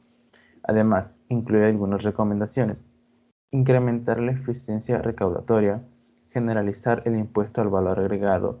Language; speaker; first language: Spanish; native; Spanish